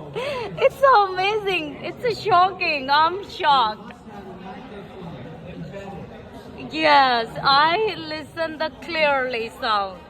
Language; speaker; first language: English; non-native, local second language; Punjabi